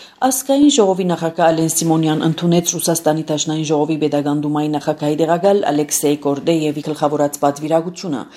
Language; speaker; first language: Armenian; early bilingual, heritage; Armenian